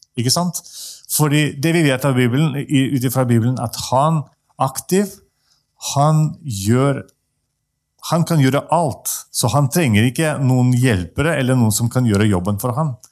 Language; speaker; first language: Norwegian; non-native, fluent; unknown